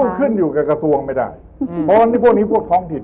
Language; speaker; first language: Thai; native; Thai